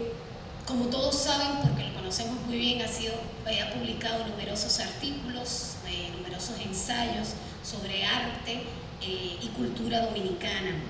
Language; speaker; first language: Spanish; native; Spanish